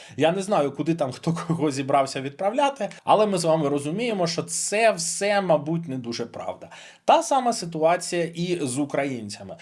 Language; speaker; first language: Ukrainian; non-native, local second language; Russian